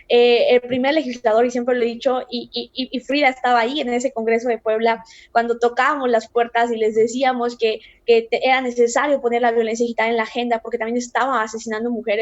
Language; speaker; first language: Spanish; native; Spanish